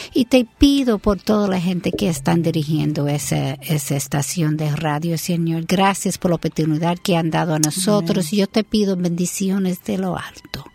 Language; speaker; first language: Spanish; non-native, fluent; English